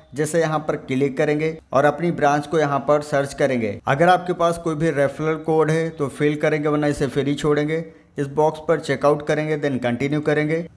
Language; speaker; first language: Hindi; native; Hindi